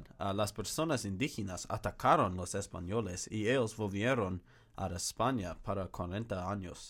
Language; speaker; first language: Spanish; non-native, learner; English